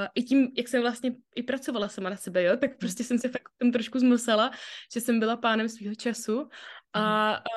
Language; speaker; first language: Czech; native; Czech